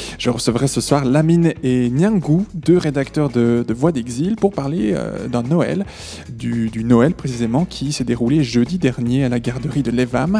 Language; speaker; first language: French; native; French